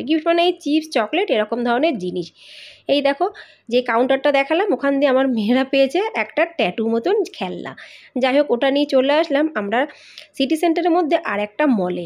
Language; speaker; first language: Bangla; native; Bangla